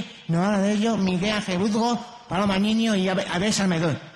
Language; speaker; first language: Spanish; native; Spanish